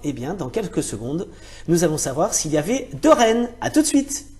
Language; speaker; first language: French; native; French